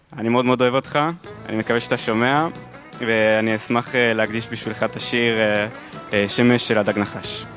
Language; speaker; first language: Hebrew; early bilingual, other home language; Hungarian